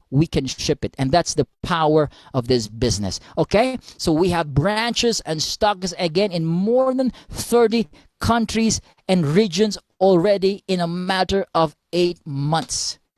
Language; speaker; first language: English; non-native, local second language; Filipino